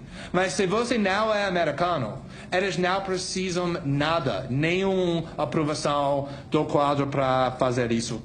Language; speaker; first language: Portuguese; non-native, fluent; English